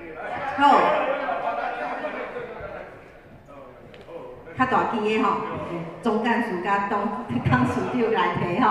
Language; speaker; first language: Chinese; native; Chinese